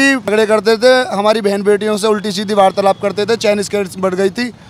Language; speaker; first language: Hindi; native; Hindi